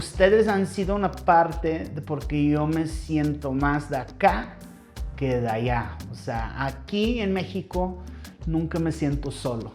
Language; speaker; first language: Spanish; non-native, fluent; English